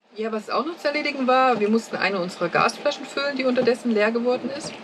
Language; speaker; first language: German; native; German